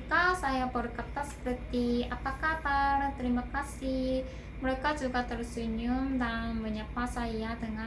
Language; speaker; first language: Indonesian; non-native, learner; Korean